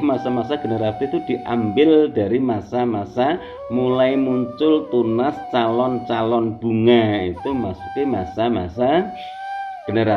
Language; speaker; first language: Indonesian; native; Indonesian